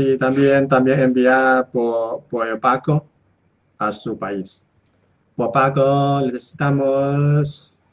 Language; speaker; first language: Spanish; non-native, learner; Chinese